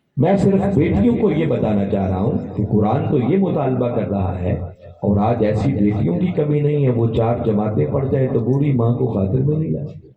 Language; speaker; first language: Urdu; non-native, local second language; Punjabi